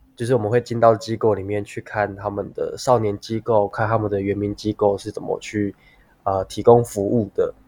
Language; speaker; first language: Chinese; native; Chinese